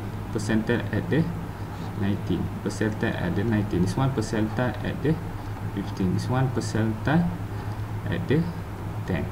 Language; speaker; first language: English; non-native, local second language; Malay